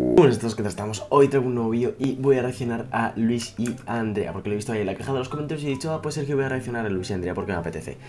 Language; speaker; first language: Spanish; native; Spanish